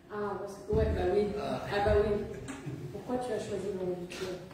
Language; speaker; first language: French; non-native, local second language; Arabic